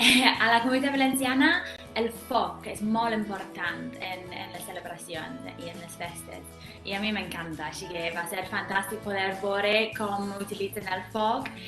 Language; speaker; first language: Catalan; non-native, fluent; English